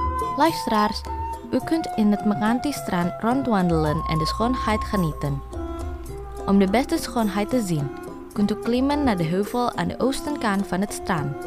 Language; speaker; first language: Dutch; non-native, fluent; Indonesian